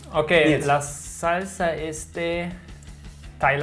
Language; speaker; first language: Spanish; non-native, fluent; German